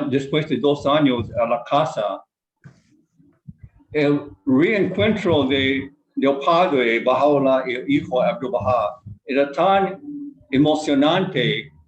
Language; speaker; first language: Spanish; non-native, fluent; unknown